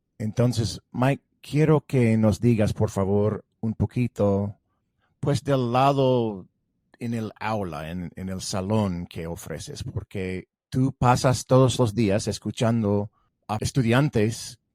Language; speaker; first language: Spanish; non-native, fluent; English